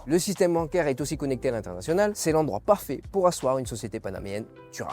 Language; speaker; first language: French; native; French